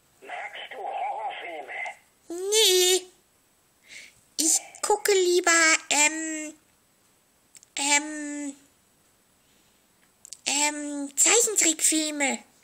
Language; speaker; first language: German; native; German